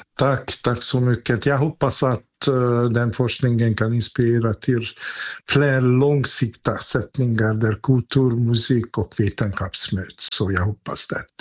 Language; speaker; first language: Swedish; non-native, fluent; Hungarian